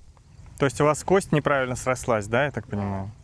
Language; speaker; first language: Russian; native; Russian